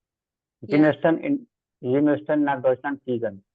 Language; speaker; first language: German; non-native, fluent; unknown